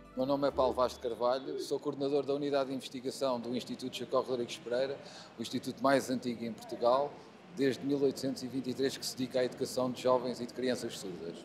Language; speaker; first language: Portuguese; native; Portuguese